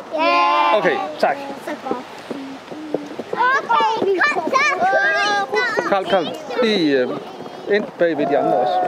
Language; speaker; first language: Danish; native; Danish